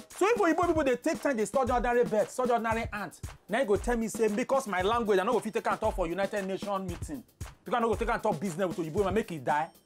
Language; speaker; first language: Nigerian Pidgin; non-native, local second language; Igbo